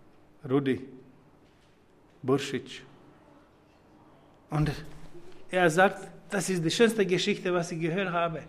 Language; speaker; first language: German; non-native, fluent; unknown